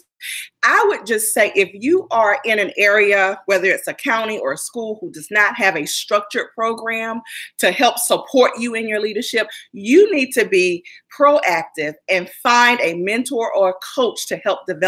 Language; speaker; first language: English; native; English